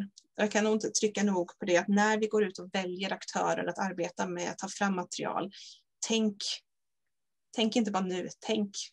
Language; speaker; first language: Swedish; native; Swedish